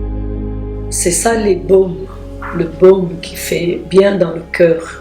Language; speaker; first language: French; non-native, local second language; Wolof